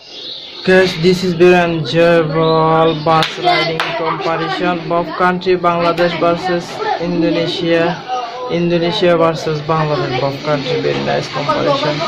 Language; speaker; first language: English; non-native, learner; Bangla